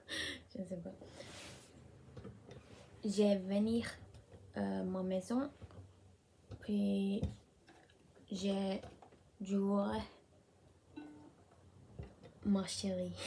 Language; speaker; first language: French; non-native, learner; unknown